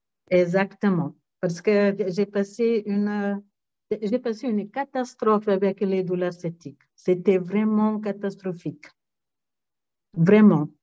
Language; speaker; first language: French; non-native, fluent; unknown